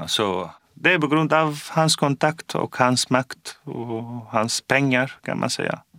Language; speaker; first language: Swedish; non-native, fluent; Arabic